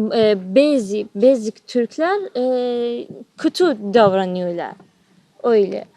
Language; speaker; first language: Turkish; non-native, learner; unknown